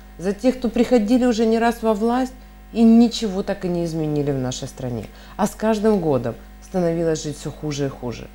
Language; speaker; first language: Russian; native; Russian